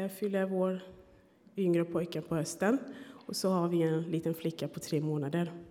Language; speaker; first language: Swedish; non-native, fluent; Rundi